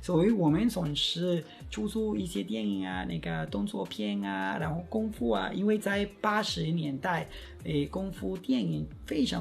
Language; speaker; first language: Chinese; non-native, fluent; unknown